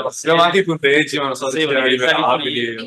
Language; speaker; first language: Italian; native; Italian